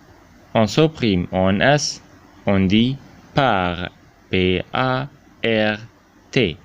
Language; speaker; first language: French; non-native, fluent; Arabic